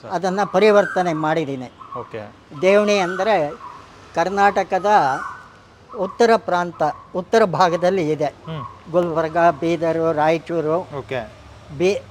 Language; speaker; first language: Kannada; non-native, local second language; Telugu